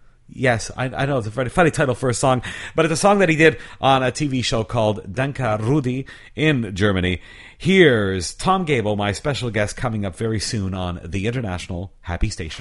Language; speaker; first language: English; native; English